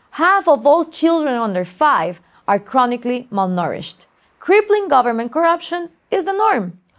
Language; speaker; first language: English; non-native, fluent; Spanish